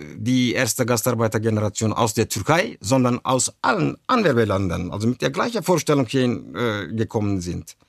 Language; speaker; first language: German; early bilingual, other home language; Turkish